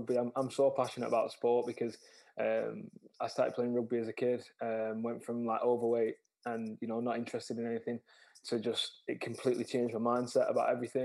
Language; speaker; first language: English; native; English